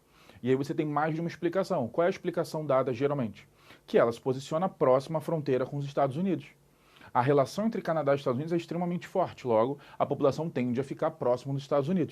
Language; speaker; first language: Portuguese; native; Portuguese